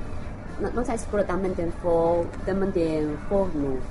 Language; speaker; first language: Portuguese; non-native, learner; Chinese